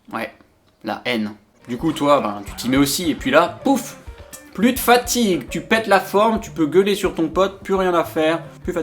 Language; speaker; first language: French; native; French